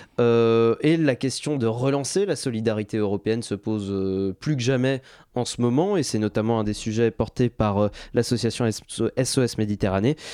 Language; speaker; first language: French; native; French